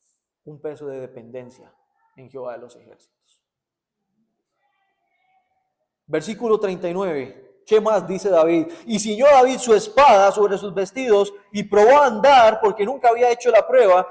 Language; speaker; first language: Spanish; native; Spanish